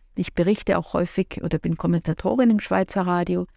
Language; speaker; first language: German; native; German